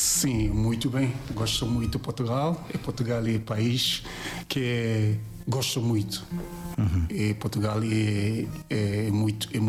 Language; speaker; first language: Portuguese; non-native, learner; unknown